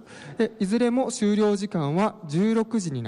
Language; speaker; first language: Japanese; native; Japanese